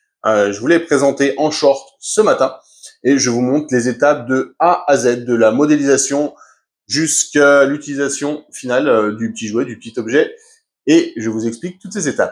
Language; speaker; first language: French; native; French